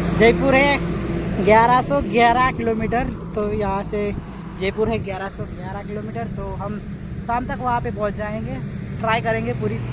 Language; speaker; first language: Hindi; non-native, local second language; Gujarati